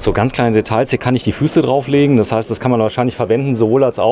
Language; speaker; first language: German; native; German